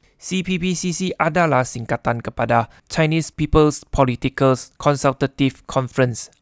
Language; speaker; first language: Malay; non-native, local second language; Chinese